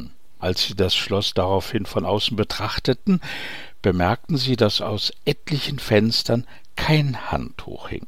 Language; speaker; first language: German; native; German